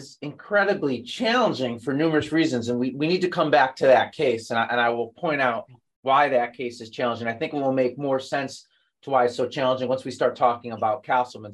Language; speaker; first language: English; native; English